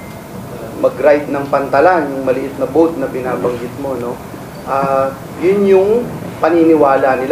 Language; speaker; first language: Filipino; native; Filipino